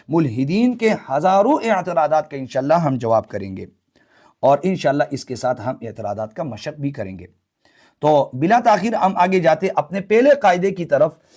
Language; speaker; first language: Urdu; non-native, local second language; Pashto